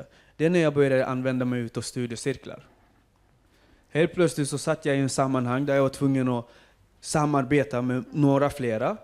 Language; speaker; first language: Swedish; non-native, fluent; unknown